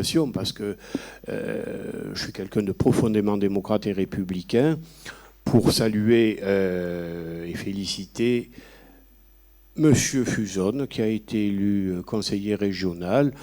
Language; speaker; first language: French; native; French